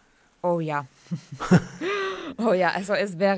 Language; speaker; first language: German; non-native, fluent; Kurdish